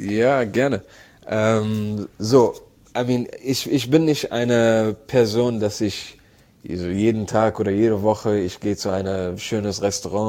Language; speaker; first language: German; non-native, learner; Arabic